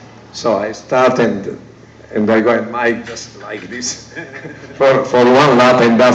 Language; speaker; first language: English; non-native, learner; Italian